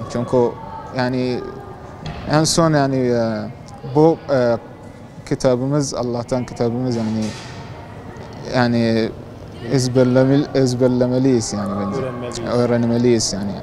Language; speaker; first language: Turkish; non-native, learner; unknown